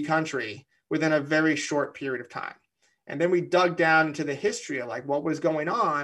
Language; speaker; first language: English; native; English